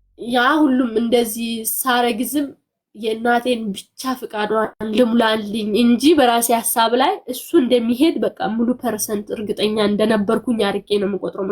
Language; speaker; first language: Amharic; non-native, local second language; Sebat Bet Gurage